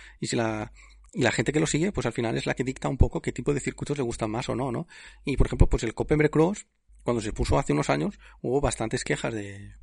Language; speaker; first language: Spanish; native; Spanish